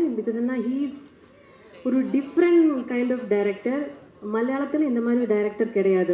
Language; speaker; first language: Tamil; non-native, learner; Malayalam